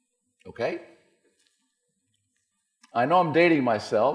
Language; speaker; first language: English; native; English